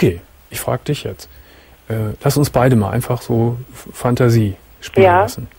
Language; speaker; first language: German; native; German